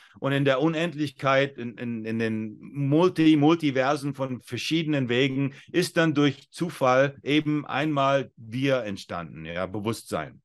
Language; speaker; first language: German; non-native, fluent; English